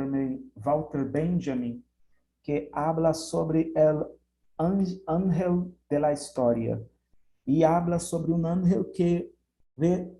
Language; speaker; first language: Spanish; non-native, fluent; Portuguese